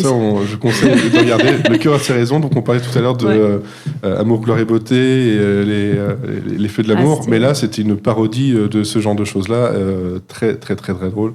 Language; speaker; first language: French; native; French